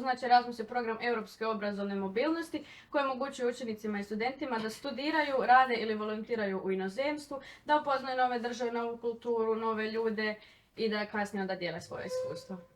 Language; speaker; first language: Croatian; native; Croatian